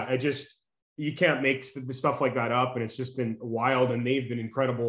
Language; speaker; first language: English; native; English